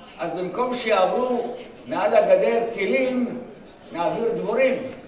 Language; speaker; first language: Hebrew; native; Hebrew